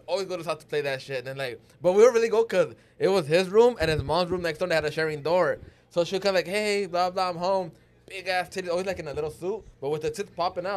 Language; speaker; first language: English; early bilingual, other home language; Spanish